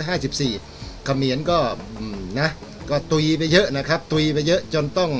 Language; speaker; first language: Thai; native; Thai